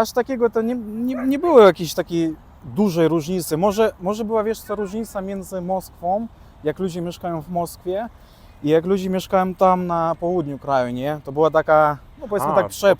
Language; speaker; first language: Polish; early bilingual, other home language; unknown